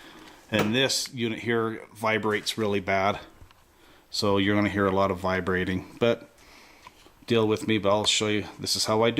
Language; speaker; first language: English; native; English